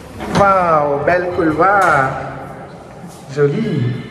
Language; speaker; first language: French; non-native, fluent; Hindi